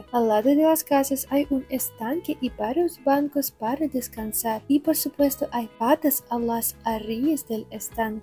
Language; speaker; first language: Spanish; non-native, fluent; Russian